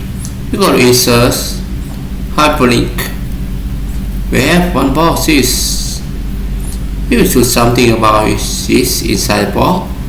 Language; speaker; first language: English; non-native, learner; Vietnamese